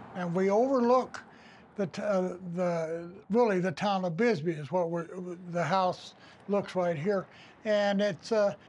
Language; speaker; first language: English; native; English